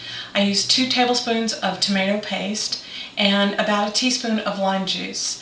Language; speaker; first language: English; native; English